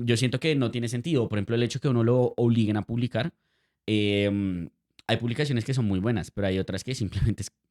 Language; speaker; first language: Spanish; native; Spanish